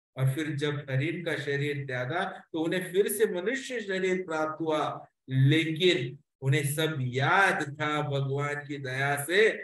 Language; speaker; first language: Hindi; non-native, local second language; Marathi